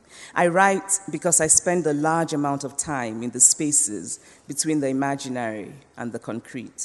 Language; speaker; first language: English; non-native, local second language; Igbo